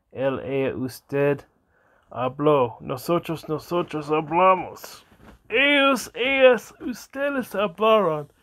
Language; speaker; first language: Spanish; non-native, learner; English